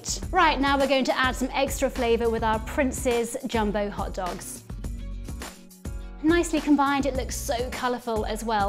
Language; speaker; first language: English; native; English